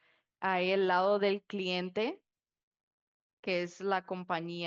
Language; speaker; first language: Spanish; early bilingual, heritage; Spanish